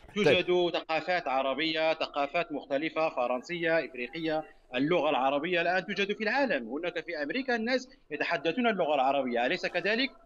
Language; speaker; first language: Arabic; non-native, local second language; Berber languages